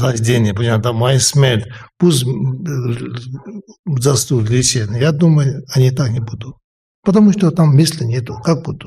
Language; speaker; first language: Russian; non-native, learner; Tibetan